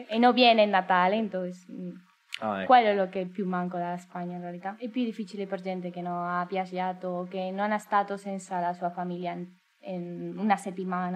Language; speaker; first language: Italian; non-native, learner; Spanish